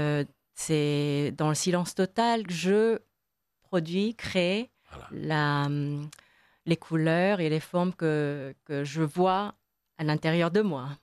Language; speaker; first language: French; non-native, fluent; Korean